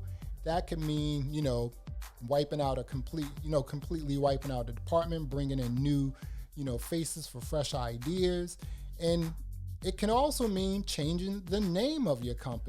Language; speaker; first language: English; native; English